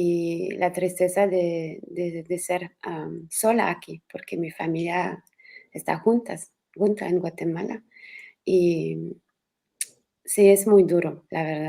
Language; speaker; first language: Spanish; non-native, learner; French